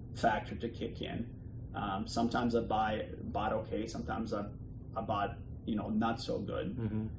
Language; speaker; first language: English; early bilingual, other home language; Bosnian